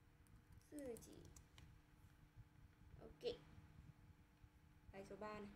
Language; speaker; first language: Chinese; non-native, learner; Vietnamese